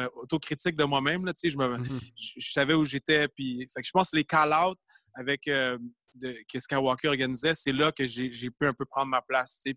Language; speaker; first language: French; native; French